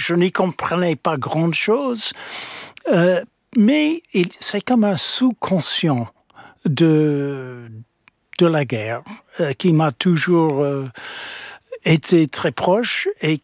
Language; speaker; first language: French; non-native, fluent; English